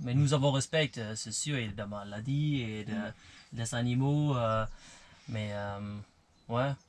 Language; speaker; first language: French; non-native, learner; German